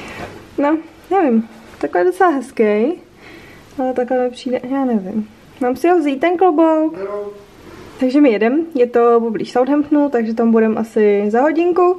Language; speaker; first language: Czech; native; Czech